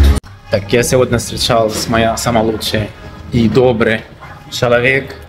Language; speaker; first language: Russian; non-native, learner; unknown